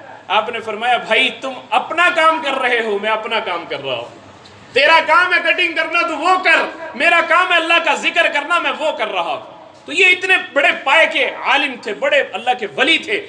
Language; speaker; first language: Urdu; non-native, local second language; Punjabi